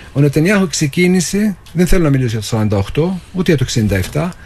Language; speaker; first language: Greek; non-native, fluent; Arabic